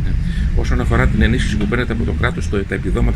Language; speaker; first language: Greek; native; Greek